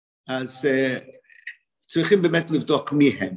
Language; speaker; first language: Hebrew; non-native, fluent; English